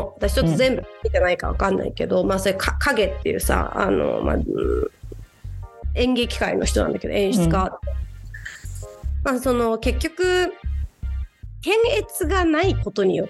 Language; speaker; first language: Japanese; native; Japanese